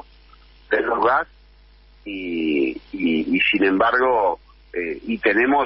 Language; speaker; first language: Spanish; native; Spanish